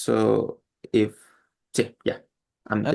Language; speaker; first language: English; non-native, learner; Spanish